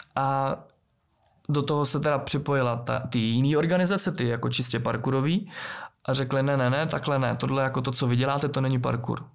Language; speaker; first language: Czech; native; Czech